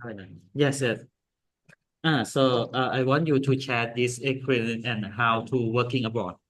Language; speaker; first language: English; non-native, learner; Thai